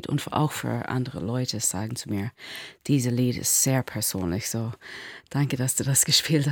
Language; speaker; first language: German; non-native, learner; English